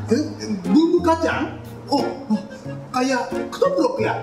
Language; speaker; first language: Indonesian; non-native, learner; Japanese